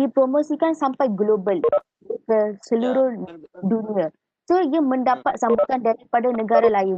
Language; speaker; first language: Malay; native; Malay